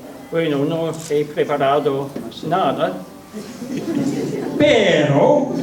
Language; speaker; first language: Spanish; non-native, fluent; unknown